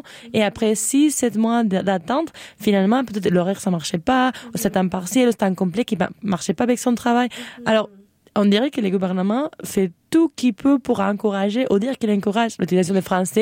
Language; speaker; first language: French; non-native, fluent; Spanish